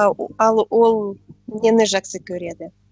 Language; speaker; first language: Kazakh; non-native, learner; Russian